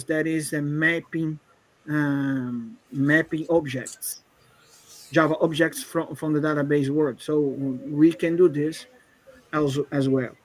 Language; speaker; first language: English; non-native, fluent; Portuguese